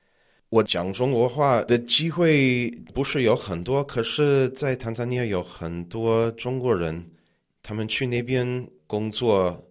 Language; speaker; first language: Chinese; non-native, learner; English